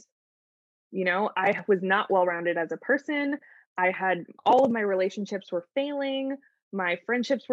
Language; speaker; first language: English; native; English